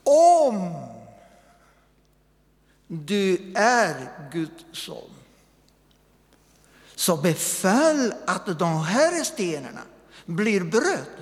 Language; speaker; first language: Swedish; non-native, fluent; Spanish